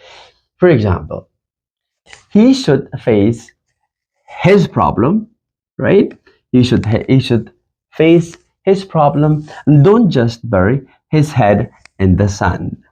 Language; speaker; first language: English; non-native, fluent; Persian